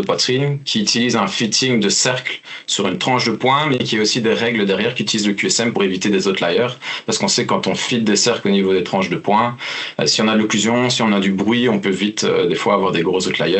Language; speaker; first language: French; native; French